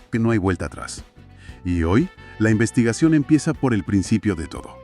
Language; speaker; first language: Spanish; native; Spanish